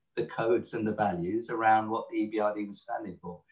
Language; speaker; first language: English; native; English